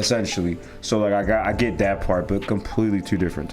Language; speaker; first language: English; native; English